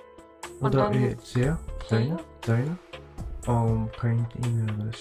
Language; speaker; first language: German; non-native, learner; Japanese